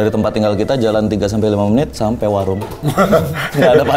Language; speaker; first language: Indonesian; native; Indonesian